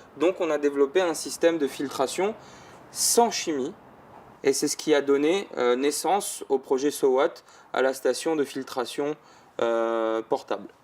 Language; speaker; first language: French; early bilingual, other home language; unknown